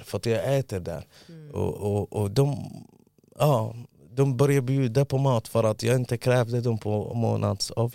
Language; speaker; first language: Swedish; early bilingual, other home language; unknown